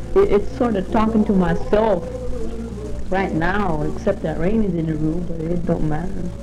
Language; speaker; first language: English; early bilingual, other home language; Spanish